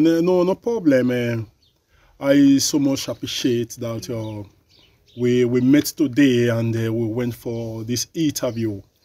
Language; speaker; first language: English; non-native, learner; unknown